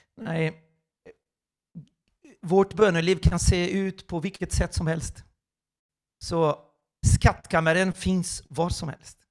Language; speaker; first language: Swedish; non-native, fluent; Portuguese